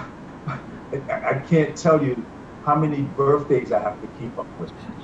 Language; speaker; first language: English; native; English